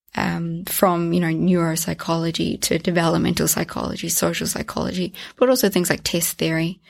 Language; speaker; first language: English; native; English